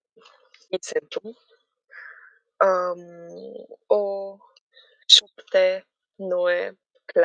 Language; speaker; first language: Norwegian; non-native, learner; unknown